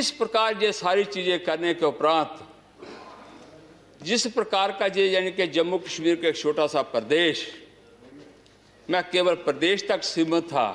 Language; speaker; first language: Hindi; non-native, local second language; Dogri